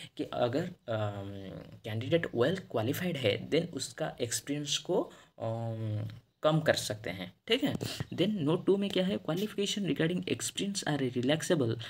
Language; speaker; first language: Hindi; non-native, local second language; Odia